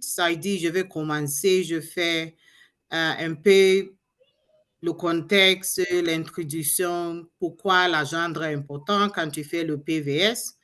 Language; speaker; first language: French; non-native, learner; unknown